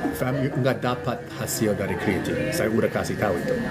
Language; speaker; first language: Indonesian; non-native, learner; English